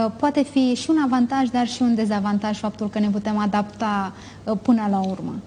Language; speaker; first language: Romanian; native; Romanian